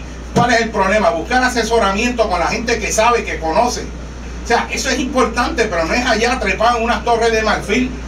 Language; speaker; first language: Spanish; native; Spanish